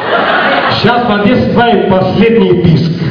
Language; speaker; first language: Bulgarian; early bilingual, heritage; Bulgarian